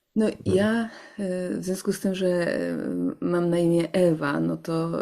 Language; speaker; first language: Polish; native; Polish